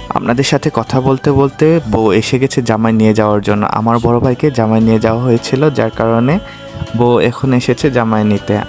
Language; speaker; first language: Bangla; non-native, local second language; Garo